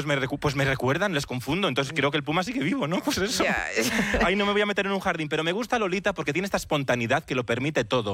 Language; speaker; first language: Spanish; native; Spanish